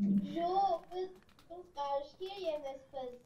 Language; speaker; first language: Kazakh; non-native, learner; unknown